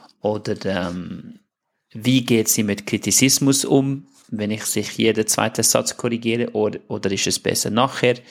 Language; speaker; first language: German; non-native, fluent; English